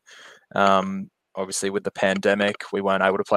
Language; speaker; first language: English; non-native, local second language; Japanese